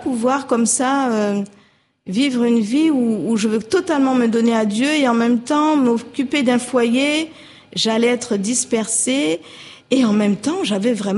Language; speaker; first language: French; native; French